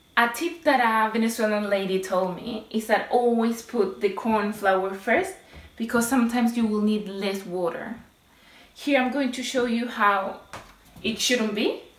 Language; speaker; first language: English; non-native, fluent; Spanish